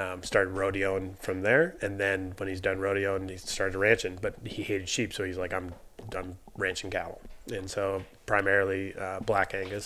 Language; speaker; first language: English; native; English